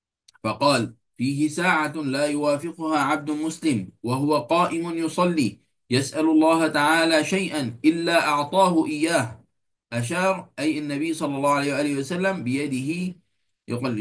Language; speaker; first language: Arabic; non-native, fluent; Malay